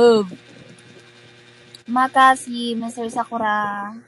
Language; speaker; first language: Indonesian; non-native, learner; Filipino